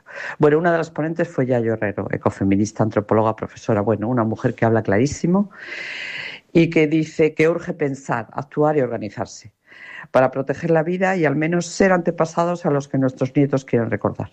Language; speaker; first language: Spanish; native; Spanish